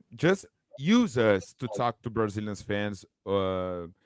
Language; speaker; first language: English; non-native, learner; Portuguese